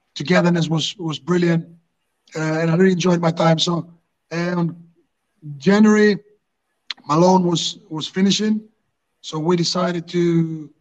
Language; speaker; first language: English; non-native, fluent; Greek